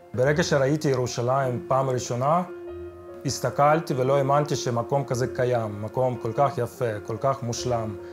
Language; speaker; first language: Hebrew; early bilingual, other home language; Ukrainian